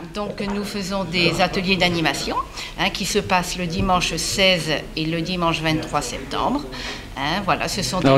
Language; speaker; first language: French; native; French